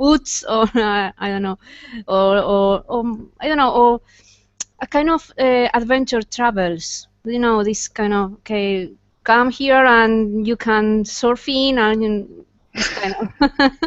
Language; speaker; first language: English; non-native, fluent; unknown